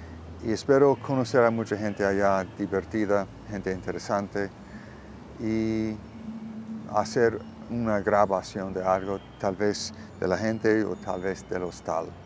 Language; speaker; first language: Spanish; non-native, learner; English